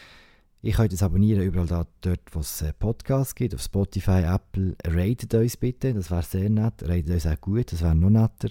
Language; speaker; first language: German; native; German